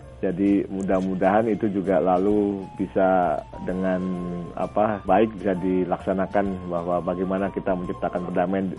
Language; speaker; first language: Indonesian; native; Indonesian